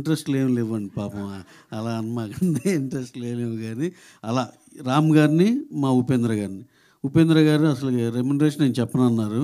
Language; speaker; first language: Telugu; native; Telugu